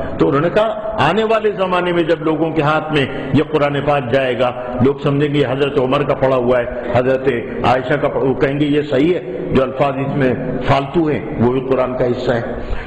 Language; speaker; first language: Urdu; native; Urdu